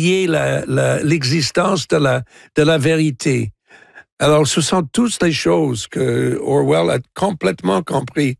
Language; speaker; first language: French; non-native, local second language; English